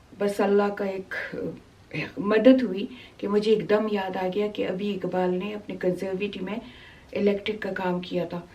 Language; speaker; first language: Urdu; non-native, local second language; Pashto